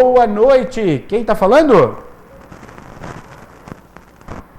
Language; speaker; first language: Portuguese; native; Portuguese